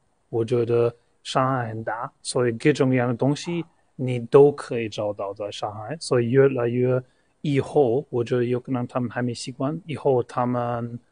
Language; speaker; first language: Chinese; non-native, fluent; German